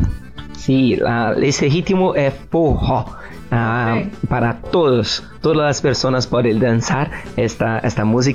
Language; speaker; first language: Spanish; non-native, learner; Portuguese